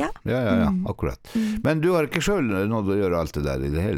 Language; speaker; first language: Norwegian; native; Norwegian